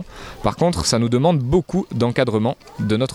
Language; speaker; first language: French; native; French